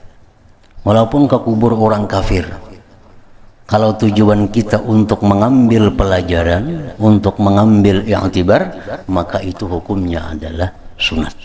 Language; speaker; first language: Indonesian; non-native, local second language; Banjar